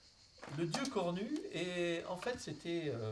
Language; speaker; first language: French; native; French